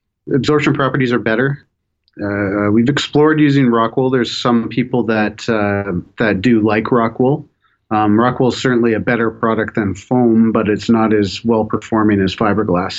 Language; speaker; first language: English; native; English